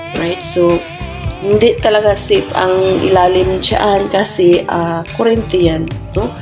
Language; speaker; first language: Filipino; non-native, local second language; Cebuano